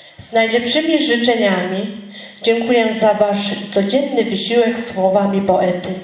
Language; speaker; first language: Polish; native; Polish